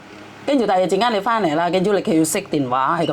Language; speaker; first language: Cantonese; non-native, fluent; Javanese